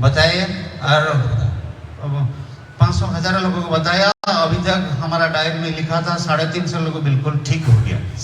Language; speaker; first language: Hindi; non-native, local second language; Odia